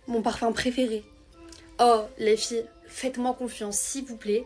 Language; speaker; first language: French; native; French